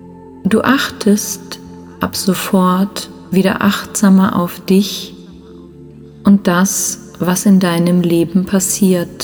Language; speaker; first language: German; native; German